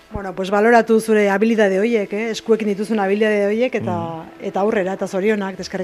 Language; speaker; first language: Basque; native; Basque